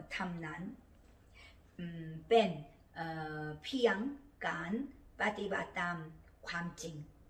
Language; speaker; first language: Thai; non-native, learner; Korean